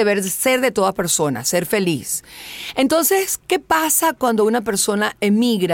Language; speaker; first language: Spanish; native; Spanish